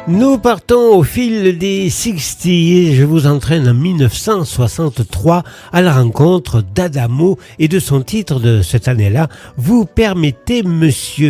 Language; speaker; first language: French; native; French